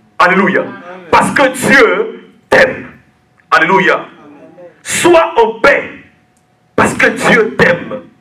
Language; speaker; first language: French; non-native, local second language; Lingala